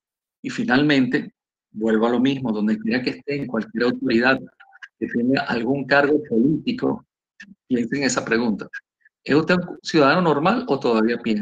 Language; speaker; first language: Spanish; native; Spanish